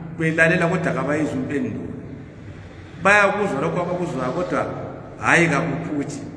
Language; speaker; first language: Zulu; native; Zulu